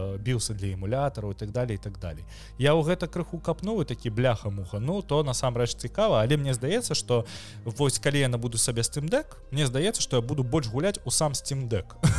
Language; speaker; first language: Belarusian; non-native, local second language; Russian